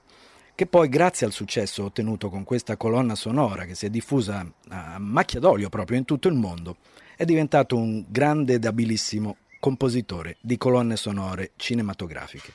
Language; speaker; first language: Italian; native; Italian